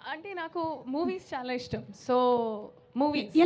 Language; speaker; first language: Telugu; non-native, local second language; Hindi